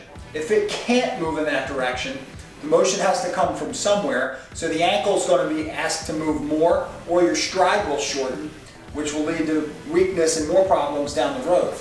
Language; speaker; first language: English; native; English